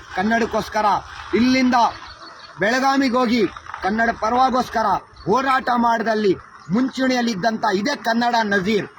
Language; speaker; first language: Kannada; non-native, local second language; Urdu